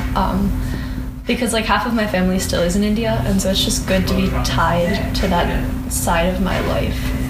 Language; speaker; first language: English; native; English